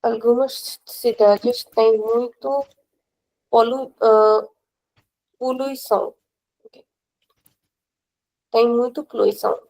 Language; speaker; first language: Portuguese; non-native, fluent; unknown